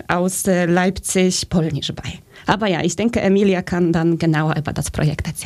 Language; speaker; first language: German; early bilingual, other home language; Polish